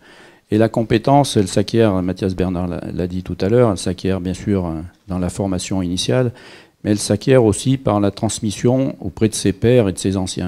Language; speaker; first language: French; native; French